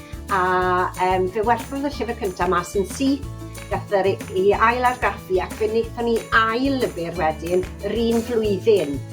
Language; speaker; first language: Welsh; native; Welsh